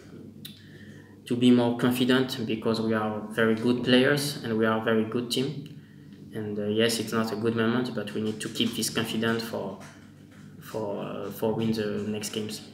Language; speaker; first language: English; non-native, learner; French